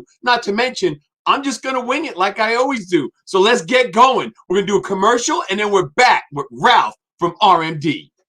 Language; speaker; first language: English; native; English